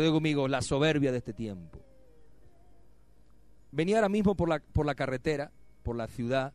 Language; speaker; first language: Spanish; native; Spanish